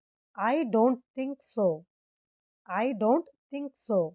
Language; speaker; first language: English; non-native, local second language; Tamil